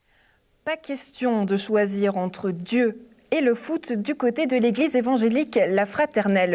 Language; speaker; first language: French; native; French